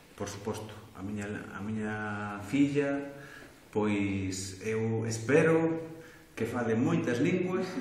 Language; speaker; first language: Galician; non-native, local second language; Spanish